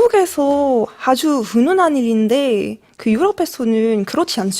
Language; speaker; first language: Korean; non-native, fluent; French